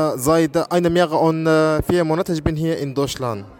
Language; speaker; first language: German; non-native, learner; Arabic